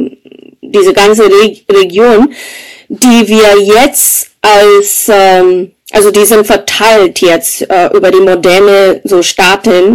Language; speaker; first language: German; non-native, fluent; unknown